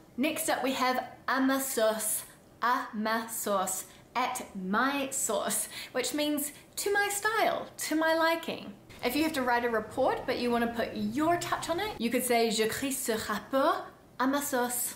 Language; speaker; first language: English; native; English